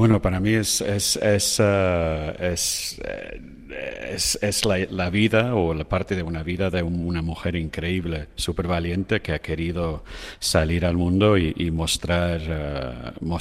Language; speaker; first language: Spanish; non-native, fluent; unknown